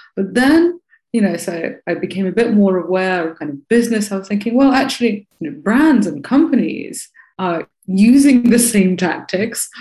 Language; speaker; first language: English; non-native, fluent; Russian